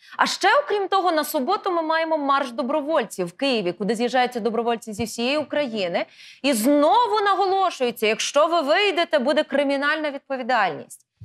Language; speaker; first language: Ukrainian; native; Ukrainian